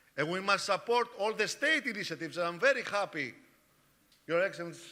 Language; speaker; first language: English; non-native, fluent; Greek